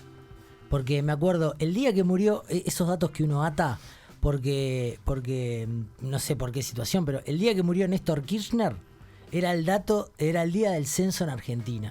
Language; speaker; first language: Spanish; native; Spanish